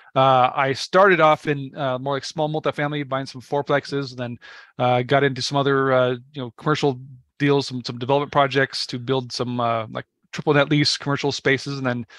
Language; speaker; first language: English; native; English